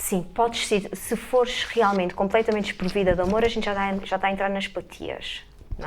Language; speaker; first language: Portuguese; native; Portuguese